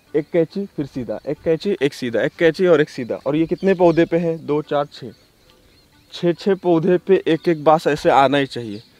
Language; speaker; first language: Hindi; native; Hindi